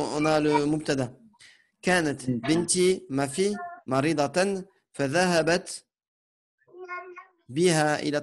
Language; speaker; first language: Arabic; non-native, learner; French